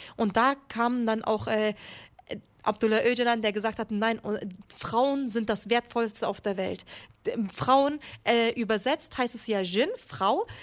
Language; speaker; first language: German; early bilingual, other home language; Kurdish